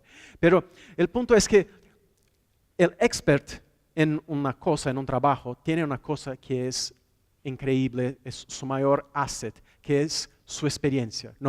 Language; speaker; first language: Spanish; non-native, fluent; Portuguese